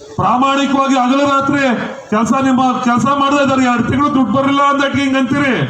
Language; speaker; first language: Kannada; native; Kannada